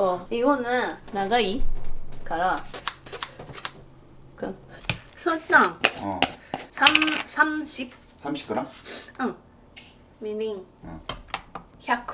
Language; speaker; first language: Korean; non-native, learner; Japanese